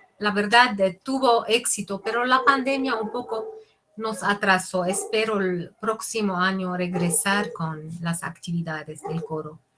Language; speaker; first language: Spanish; non-native, fluent; Arabic